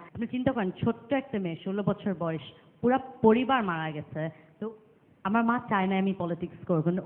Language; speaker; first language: Bangla; early bilingual, other home language; English